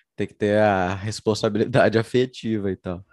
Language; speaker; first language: Portuguese; native; Portuguese